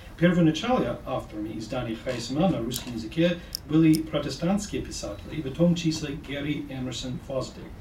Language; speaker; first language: Russian; non-native, fluent; English